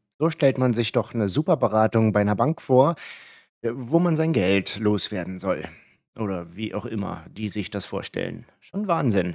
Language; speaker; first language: German; native; German